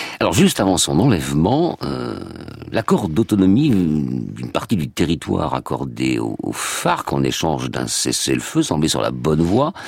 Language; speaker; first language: French; native; French